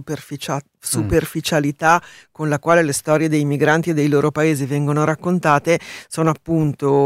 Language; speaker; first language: Italian; native; Italian